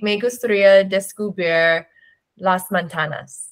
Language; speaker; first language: Spanish; non-native, learner; English